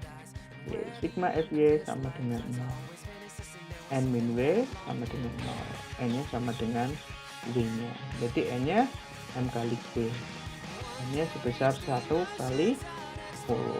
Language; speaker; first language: Indonesian; native; Indonesian